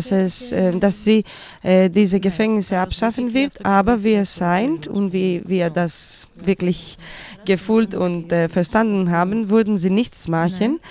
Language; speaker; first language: German; non-native, fluent; Greek